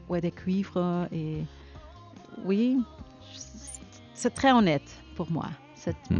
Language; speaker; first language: French; non-native, learner; Dutch